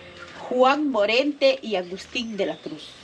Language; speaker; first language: Spanish; non-native, local second language; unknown